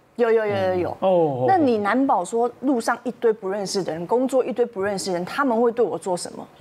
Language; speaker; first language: Chinese; native; Chinese